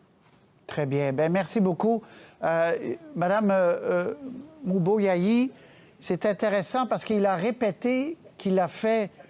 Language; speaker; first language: French; native; French